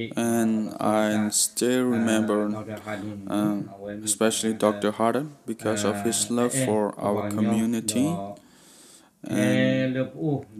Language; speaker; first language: English; non-native, fluent; Burmese